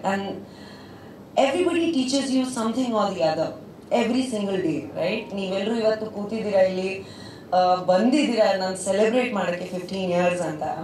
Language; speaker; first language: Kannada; non-native, local second language; Punjabi